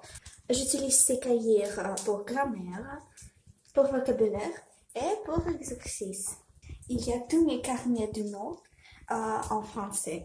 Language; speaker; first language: French; non-native, learner; Russian